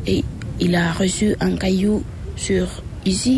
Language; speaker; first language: French; non-native, learner; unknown